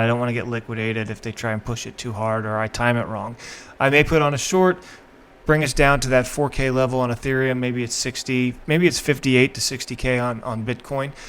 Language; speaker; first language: English; native; English